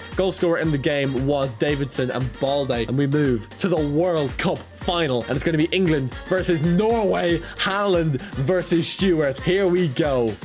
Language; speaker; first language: English; native; English